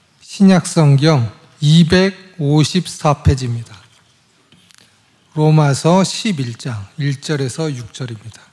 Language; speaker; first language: Korean; native; Korean